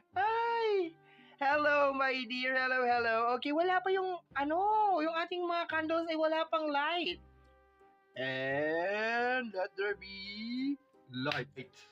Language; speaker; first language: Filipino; non-native, local second language; Waray